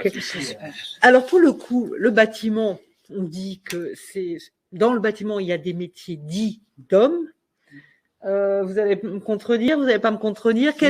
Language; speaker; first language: French; native; French